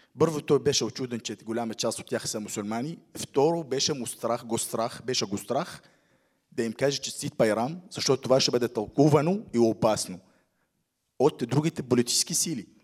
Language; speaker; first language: Bulgarian; non-native, fluent; Arabic